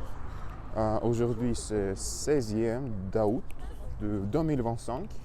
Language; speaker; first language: French; non-native, learner; Russian